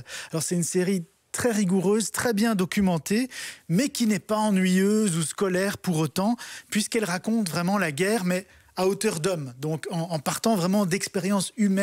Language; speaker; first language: French; native; French